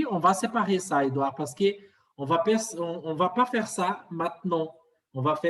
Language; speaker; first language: French; non-native, fluent; Portuguese